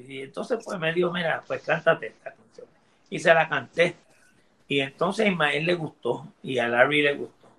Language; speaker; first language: Spanish; early bilingual, heritage; Spanish